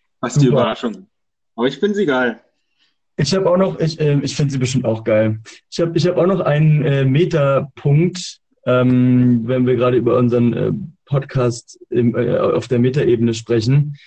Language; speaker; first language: German; native; German